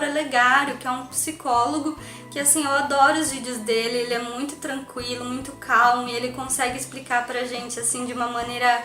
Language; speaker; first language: Portuguese; native; Portuguese